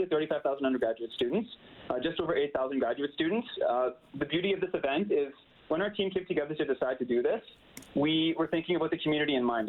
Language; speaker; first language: English; native; English